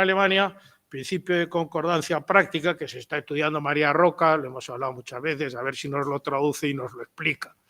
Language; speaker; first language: Spanish; native; Spanish